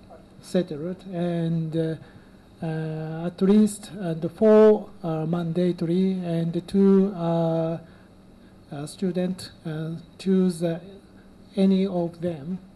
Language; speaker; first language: English; non-native, learner; Japanese